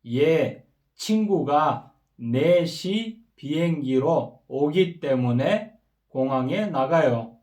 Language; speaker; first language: Korean; non-native, fluent; Kyrgyz